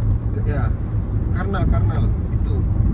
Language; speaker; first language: Indonesian; native; Indonesian